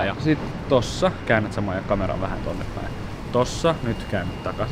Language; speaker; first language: Finnish; native; Finnish